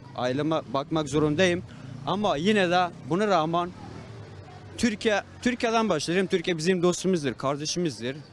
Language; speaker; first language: Turkish; non-native, fluent; Persian